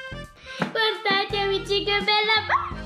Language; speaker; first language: Italian; early bilingual, other home language; Spanish